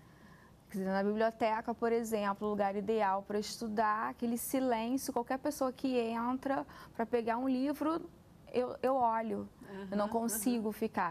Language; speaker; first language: Portuguese; native; Portuguese